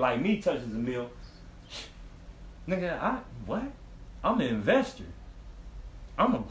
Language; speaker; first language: English; native; English